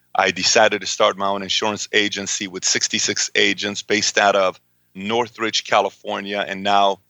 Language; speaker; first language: English; early bilingual, other home language; Persian